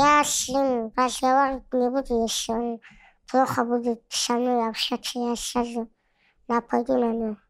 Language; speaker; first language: Russian; non-native, local second language; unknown